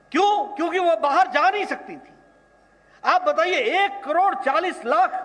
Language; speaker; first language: Hindi; native; Hindi